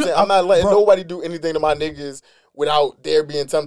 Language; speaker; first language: English; native; English